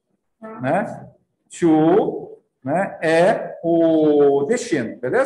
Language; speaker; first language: Portuguese; native; Portuguese